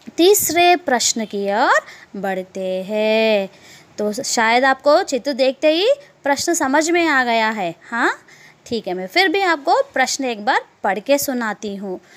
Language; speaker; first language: Hindi; non-native, local second language; Telugu